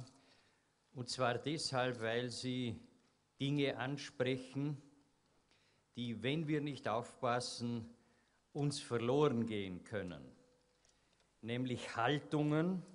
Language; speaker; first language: German; native; German